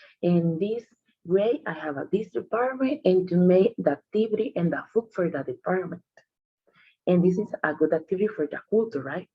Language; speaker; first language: English; non-native, learner; Spanish